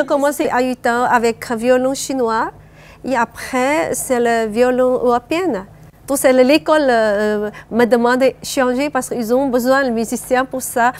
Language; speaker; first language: French; non-native, learner; Chinese